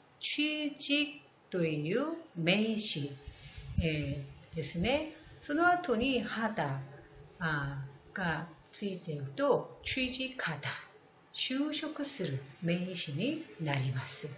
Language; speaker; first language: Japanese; non-native, fluent; Korean